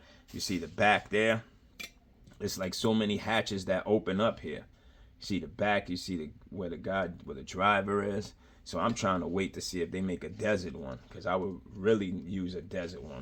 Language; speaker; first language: English; native; English